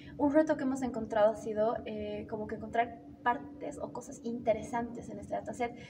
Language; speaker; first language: Spanish; native; Spanish